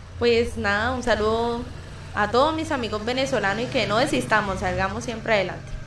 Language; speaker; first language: Spanish; native; Spanish